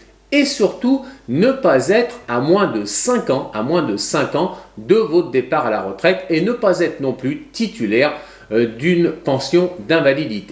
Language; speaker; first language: French; native; French